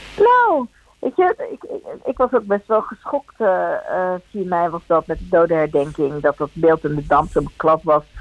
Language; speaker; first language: Dutch; early bilingual, other home language; Spanish